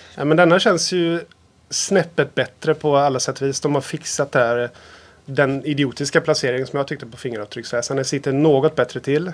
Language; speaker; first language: Swedish; native; Swedish